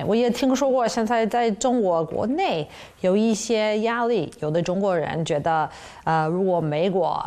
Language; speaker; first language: Chinese; non-native, fluent; English